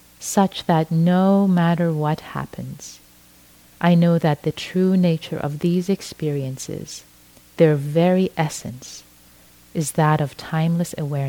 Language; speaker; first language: English; non-native, fluent; Persian